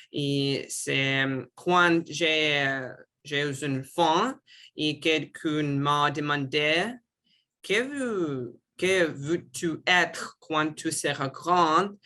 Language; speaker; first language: French; non-native, learner; Russian